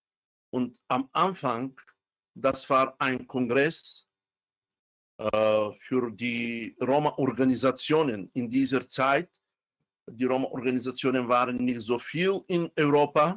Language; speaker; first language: German; non-native, fluent; Romany